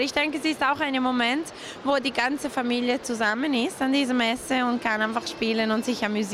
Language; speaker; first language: German; non-native, local second language; Italian